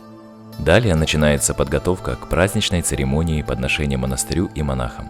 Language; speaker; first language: Russian; native; Russian